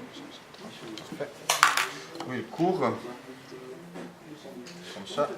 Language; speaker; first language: French; non-native, learner; Italian